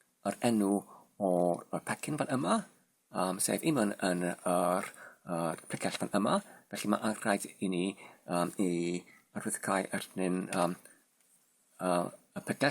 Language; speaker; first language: Welsh; non-native, learner; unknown